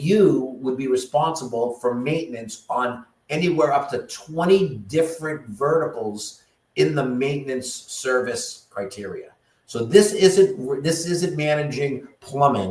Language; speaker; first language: English; native; English